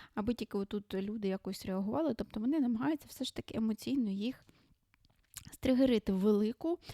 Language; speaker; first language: Ukrainian; non-native, local second language; Russian